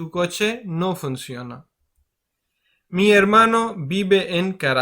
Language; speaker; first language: Spanish; non-native, fluent; Urdu